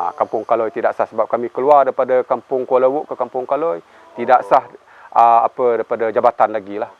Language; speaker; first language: Malay; non-native, local second language; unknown